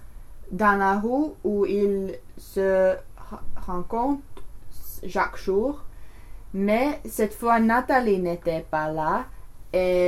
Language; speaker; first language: French; non-native, learner; English